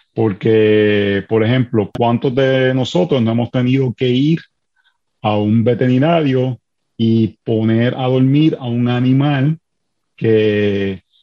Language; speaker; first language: Spanish; native; Spanish